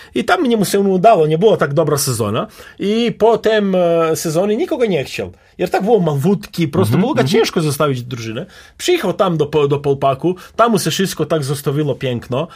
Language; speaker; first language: Polish; non-native, learner; Serbian